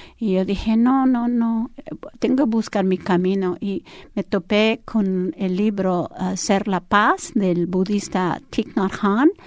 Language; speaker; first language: Spanish; early bilingual, heritage; English